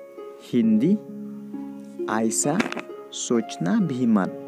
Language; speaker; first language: Hindi; non-native, local second language; Khasi